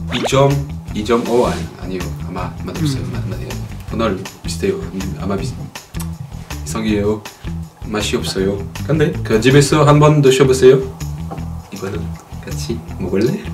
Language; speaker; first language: Korean; non-native, learner; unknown